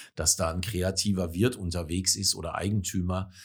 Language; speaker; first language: German; native; German